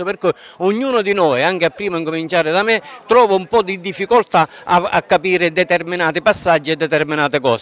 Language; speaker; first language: Italian; native; Italian